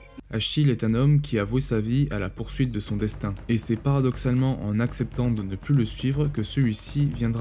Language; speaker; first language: French; native; French